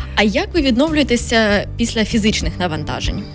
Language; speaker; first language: Ukrainian; native; Ukrainian